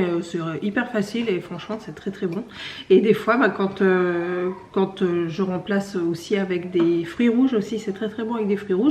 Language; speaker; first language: French; native; French